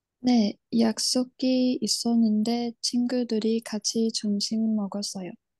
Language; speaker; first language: Korean; non-native, learner; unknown